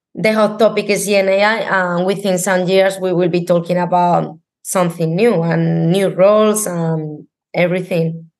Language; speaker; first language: English; non-native, fluent; Spanish